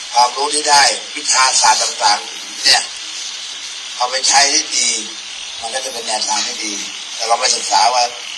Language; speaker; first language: Thai; native; Thai